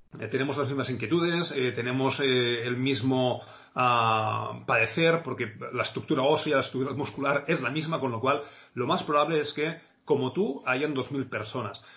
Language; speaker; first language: Spanish; non-native, local second language; Catalan